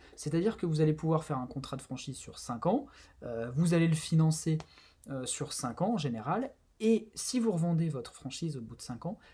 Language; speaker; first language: French; native; French